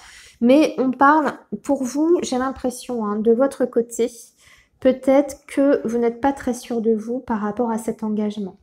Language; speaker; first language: French; native; French